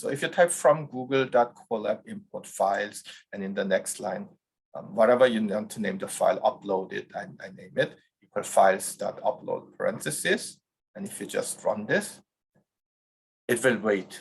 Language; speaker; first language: English; non-native, fluent; Korean